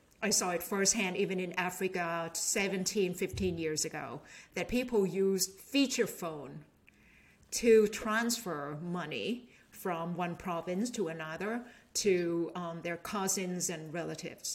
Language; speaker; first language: English; non-native, fluent; Thai